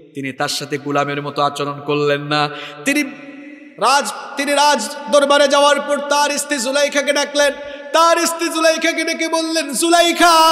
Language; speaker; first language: Bangla; native; Bangla